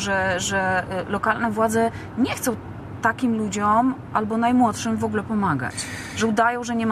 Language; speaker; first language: Polish; native; Polish